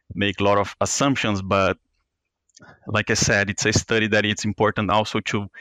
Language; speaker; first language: English; non-native, fluent; Portuguese